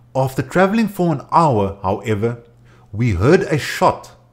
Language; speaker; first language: English; non-native, local second language; Afrikaans